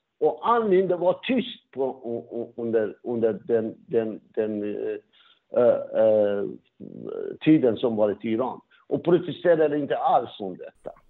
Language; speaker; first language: Swedish; non-native, fluent; Persian